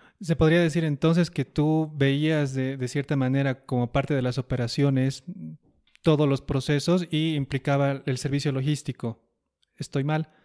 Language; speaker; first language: Spanish; native; Spanish